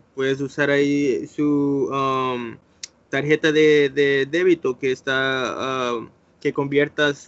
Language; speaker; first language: Spanish; early bilingual, heritage; English